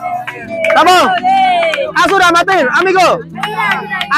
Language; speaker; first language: Spanish; non-native, learner; Vietnamese